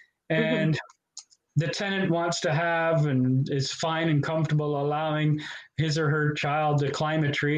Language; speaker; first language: English; native; English